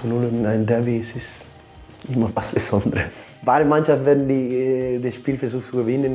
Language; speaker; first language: German; non-native, fluent; Spanish